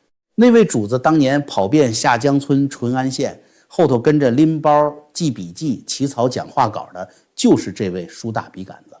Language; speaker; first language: Chinese; native; Chinese